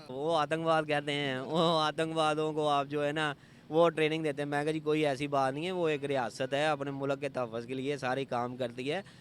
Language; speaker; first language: Urdu; non-native, local second language; Punjabi